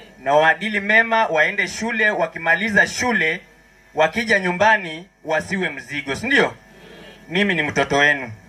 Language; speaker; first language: Swahili; non-native, local second language; Luyia